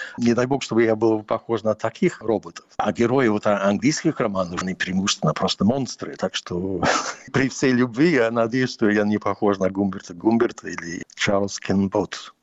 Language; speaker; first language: Russian; non-native, fluent; English